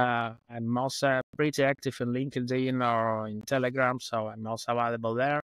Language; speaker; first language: English; non-native, fluent; Russian